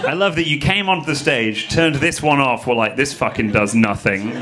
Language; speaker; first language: English; native; English